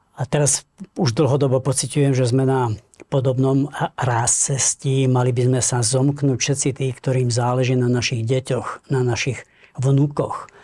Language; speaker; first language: Slovak; native; Slovak